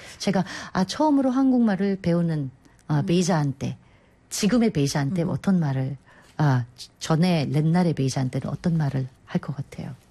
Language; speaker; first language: Korean; non-native, fluent; Turkish